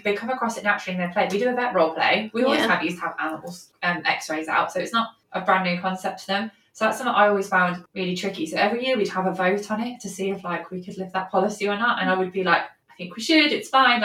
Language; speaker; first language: English; native; English